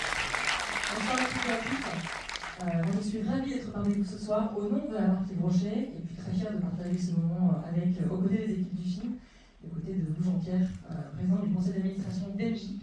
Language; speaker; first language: French; native; French